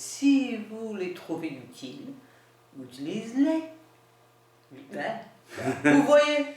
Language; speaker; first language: French; non-native, learner; English